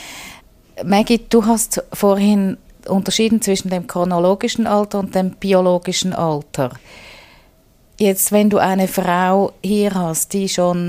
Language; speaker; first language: German; native; German